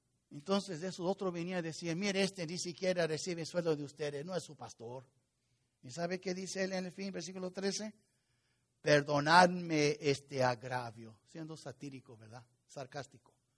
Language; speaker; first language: Spanish; non-native, fluent; English